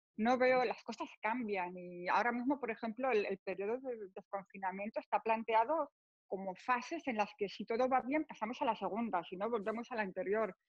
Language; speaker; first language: Spanish; native; Spanish